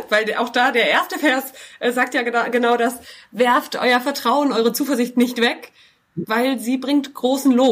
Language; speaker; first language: German; native; German